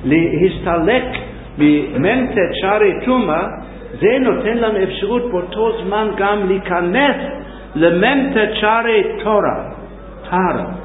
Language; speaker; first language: Hebrew; non-native, fluent; English